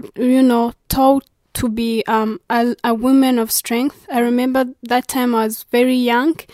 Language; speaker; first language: English; non-native, local second language; Kinyarwanda